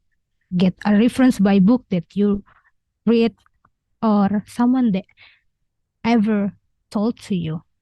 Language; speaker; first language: English; non-native, learner; Indonesian